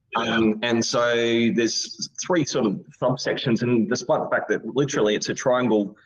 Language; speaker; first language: English; native; English